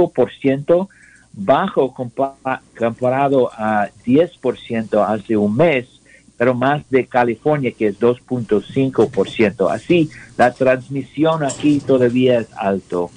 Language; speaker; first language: Spanish; non-native, learner; English